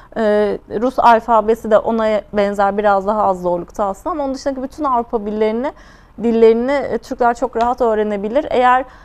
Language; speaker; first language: Turkish; native; Turkish